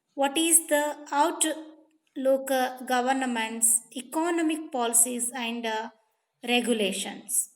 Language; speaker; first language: English; non-native, local second language; Kannada